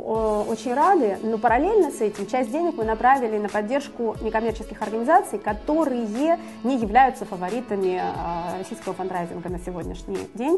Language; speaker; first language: Russian; native; Russian